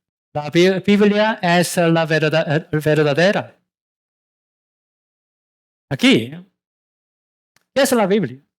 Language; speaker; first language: Spanish; non-native, learner; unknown